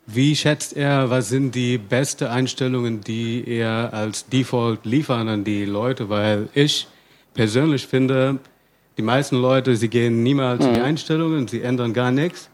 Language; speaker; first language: German; non-native, fluent; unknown